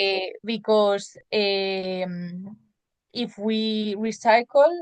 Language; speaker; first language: English; non-native, learner; Spanish